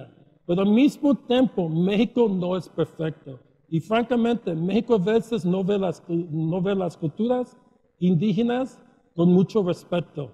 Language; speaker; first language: Spanish; early bilingual, heritage; Spanish